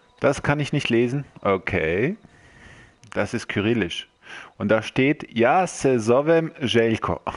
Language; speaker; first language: German; early bilingual, other home language; Croatian